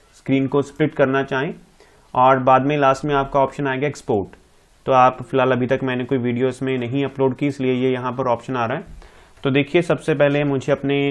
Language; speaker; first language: Hindi; non-native, local second language; Punjabi